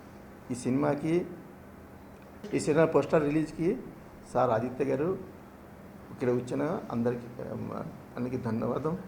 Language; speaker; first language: Telugu; non-native, local second language; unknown